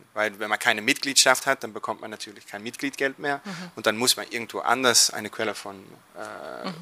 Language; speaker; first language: German; non-native, fluent; Dutch